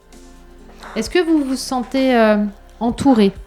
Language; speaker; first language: French; native; French